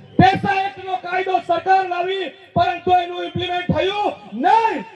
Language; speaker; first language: Gujarati; non-native, local second language; Bhili